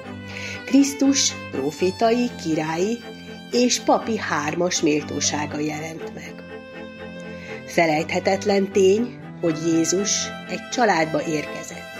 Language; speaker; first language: Hungarian; native; Hungarian